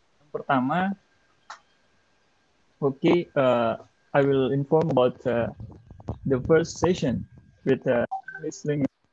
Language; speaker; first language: English; non-native, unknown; Indonesian